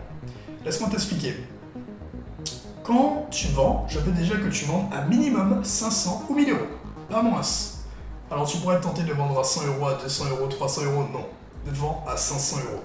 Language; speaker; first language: French; native; French